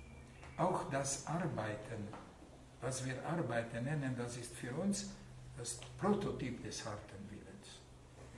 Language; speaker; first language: German; non-native, fluent; Hungarian